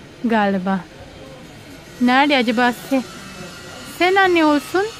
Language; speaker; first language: Turkish; non-native, learner; Filipino